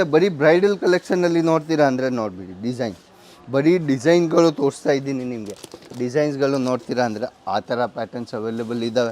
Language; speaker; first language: Kannada; non-native, fluent; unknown